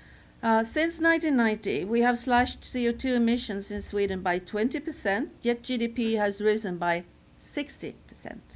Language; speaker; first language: English; non-native, fluent; Swedish